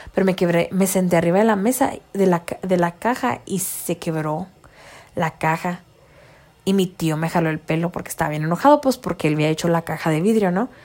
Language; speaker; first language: Spanish; early bilingual, heritage; Spanish